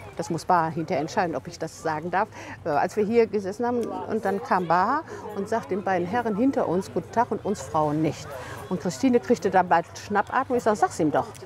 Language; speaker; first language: German; native; German